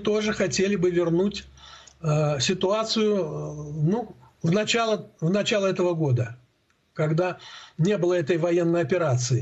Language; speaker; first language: Russian; native; Russian